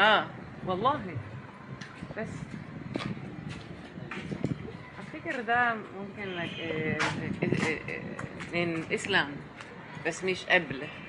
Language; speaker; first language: Arabic; non-native, learner; English